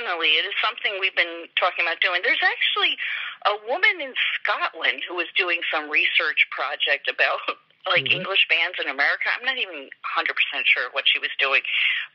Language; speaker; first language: English; native; English